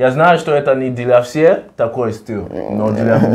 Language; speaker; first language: Russian; non-native, learner; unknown